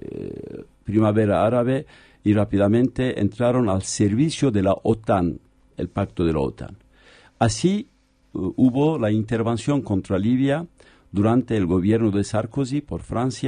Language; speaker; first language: Spanish; non-native, fluent; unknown